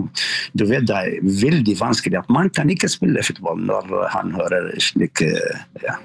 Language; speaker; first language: Norwegian; non-native, fluent; Arabic